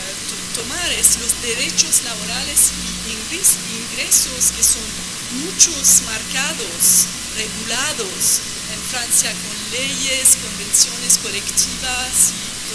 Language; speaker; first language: Spanish; non-native, fluent; French